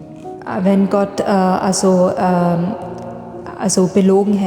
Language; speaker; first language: German; non-native, fluent; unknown